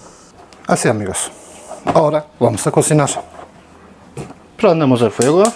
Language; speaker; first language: Spanish; non-native, learner; Turkish